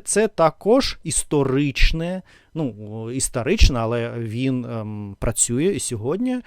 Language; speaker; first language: Ukrainian; non-native, fluent; Russian